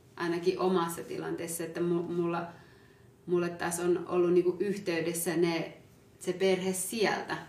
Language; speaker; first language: Finnish; early bilingual, other home language; Amharic